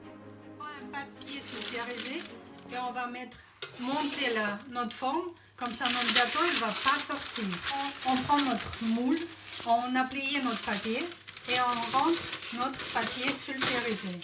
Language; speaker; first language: French; non-native, fluent; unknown